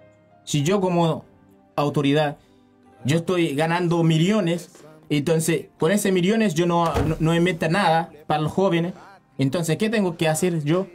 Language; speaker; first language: Spanish; non-native, learner; Haitian Creole